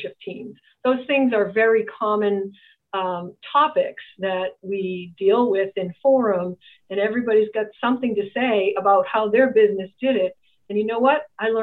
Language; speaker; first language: English; native; English